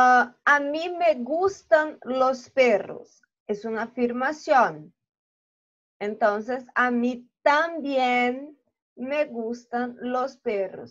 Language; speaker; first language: Spanish; non-native, fluent; Portuguese